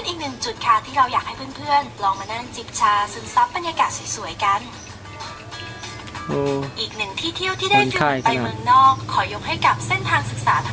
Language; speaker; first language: Thai; native; Thai